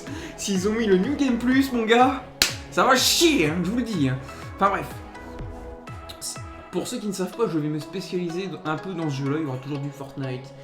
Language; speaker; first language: French; native; French